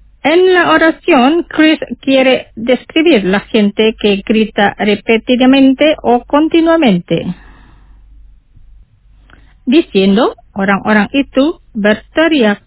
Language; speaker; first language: Spanish; non-native, fluent; Indonesian